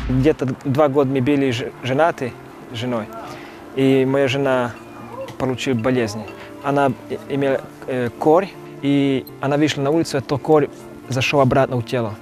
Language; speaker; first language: Russian; non-native, local second language; Romany